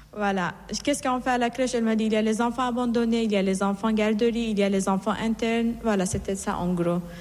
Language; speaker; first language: French; non-native, fluent; Persian